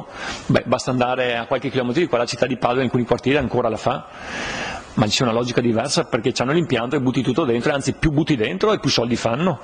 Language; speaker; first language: Italian; native; Italian